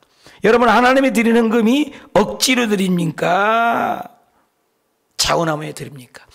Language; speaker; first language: Korean; native; Korean